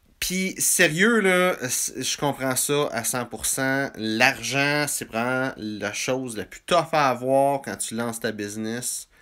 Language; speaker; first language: French; native; French